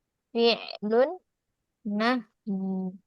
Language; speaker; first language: Arabic; non-native, fluent; Indonesian